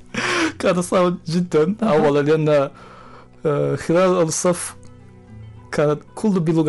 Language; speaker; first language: Arabic; non-native, fluent; Japanese